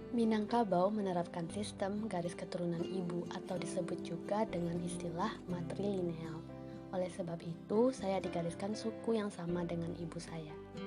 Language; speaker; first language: Indonesian; non-native, local second language; Minangkabau